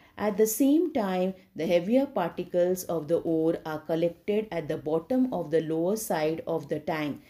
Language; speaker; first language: English; non-native, local second language; Marathi